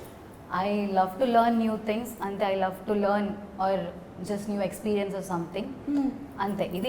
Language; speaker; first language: Telugu; non-native, learner; Malayalam